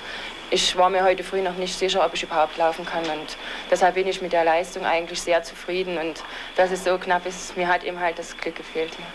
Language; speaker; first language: German; native; German